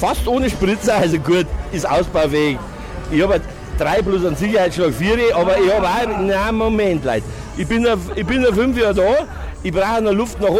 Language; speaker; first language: German; native; German